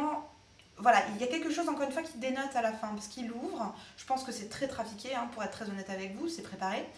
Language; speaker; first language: French; native; French